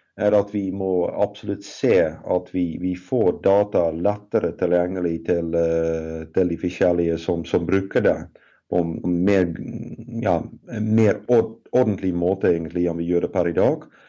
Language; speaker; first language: Norwegian; non-native, fluent; Dutch